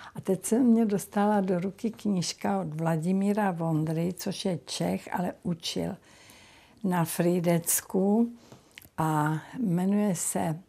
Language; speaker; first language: Czech; native; Czech